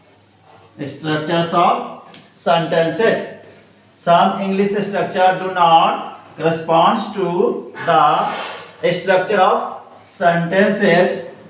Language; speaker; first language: English; non-native, local second language; Hindi